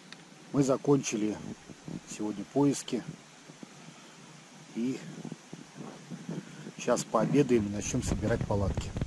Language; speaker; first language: Russian; native; Russian